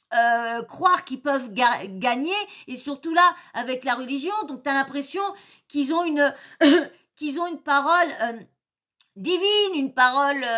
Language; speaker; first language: French; native; French